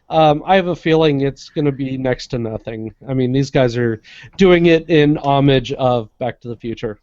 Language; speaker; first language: English; native; English